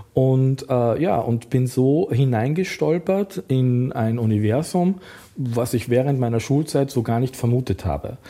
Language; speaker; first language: German; native; German